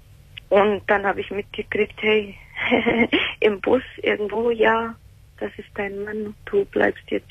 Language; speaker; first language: German; early bilingual, other home language; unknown